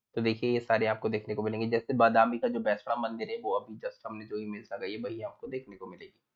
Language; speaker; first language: Hindi; native; Hindi